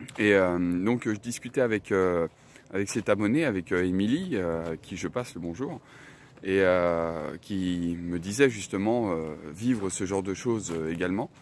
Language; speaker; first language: French; native; French